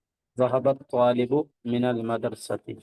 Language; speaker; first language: Arabic; non-native, learner; Urdu